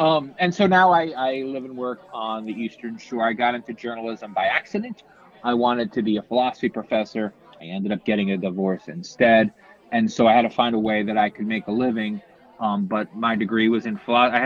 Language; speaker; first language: English; native; English